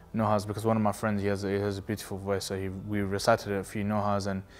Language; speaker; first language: English; native; English